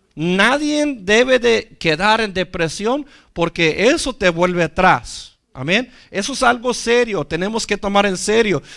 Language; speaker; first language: Spanish; non-native, fluent; English